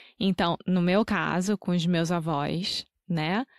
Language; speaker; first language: Portuguese; native; Portuguese